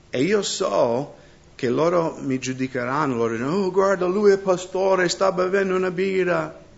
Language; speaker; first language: Italian; non-native, fluent; English